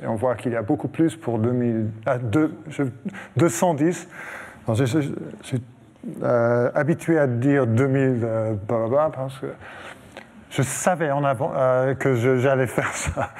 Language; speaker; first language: French; non-native, fluent; English